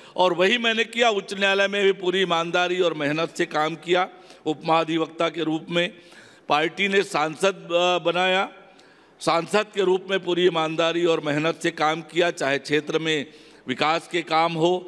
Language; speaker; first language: Hindi; native; Hindi